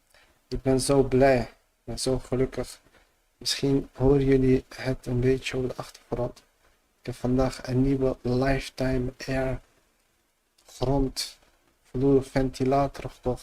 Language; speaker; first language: Dutch; early bilingual, other home language; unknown